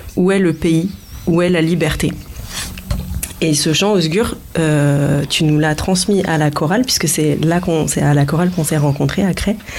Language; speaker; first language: French; native; French